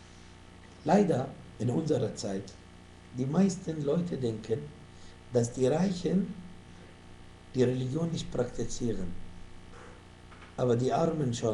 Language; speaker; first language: German; non-native, fluent; Arabic